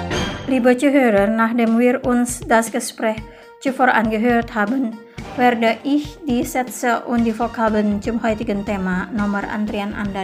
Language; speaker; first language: German; non-native, fluent; Indonesian